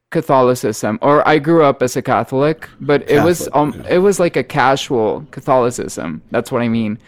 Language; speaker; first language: English; non-native, fluent; Spanish